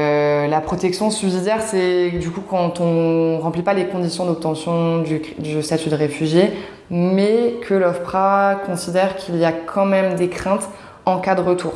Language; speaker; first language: French; native; French